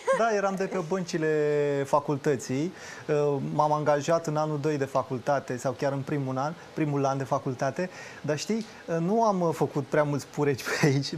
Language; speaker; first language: Romanian; native; Romanian